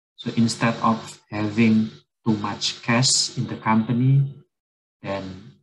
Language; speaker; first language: English; non-native, fluent; Indonesian